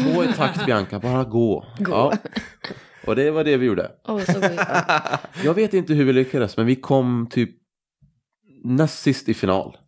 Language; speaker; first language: Swedish; non-native, fluent; Italian